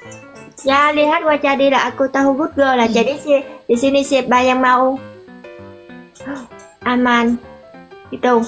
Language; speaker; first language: Indonesian; non-native, learner; Vietnamese